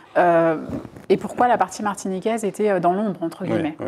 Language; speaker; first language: French; native; French